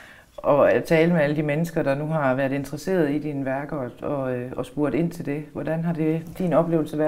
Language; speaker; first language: Danish; native; Danish